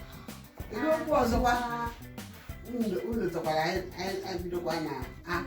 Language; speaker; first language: Igbo; native; Igbo